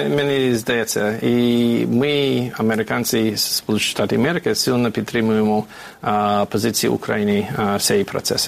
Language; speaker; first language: Ukrainian; non-native, fluent; English